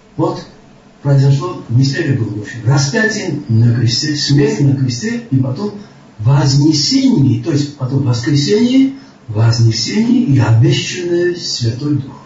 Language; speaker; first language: Russian; non-native, local second language; Georgian